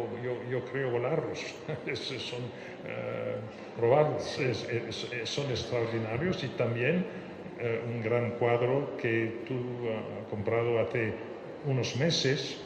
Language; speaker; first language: Spanish; non-native, fluent; French